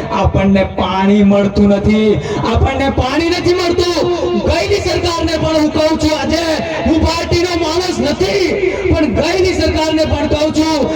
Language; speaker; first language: Gujarati; non-native, local second language; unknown